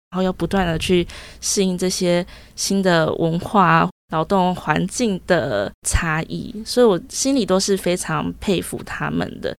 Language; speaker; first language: Chinese; native; Chinese